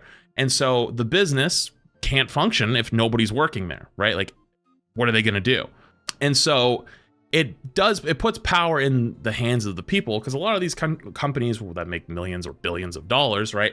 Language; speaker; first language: English; native; English